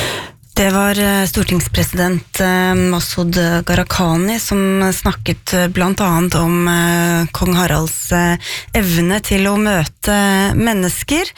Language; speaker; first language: Norwegian; native; Norwegian